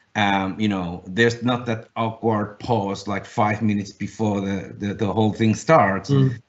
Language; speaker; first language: English; non-native, fluent; Finnish